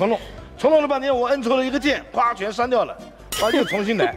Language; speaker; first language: Chinese; native; Chinese